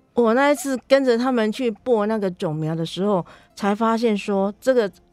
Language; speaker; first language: Chinese; native; Chinese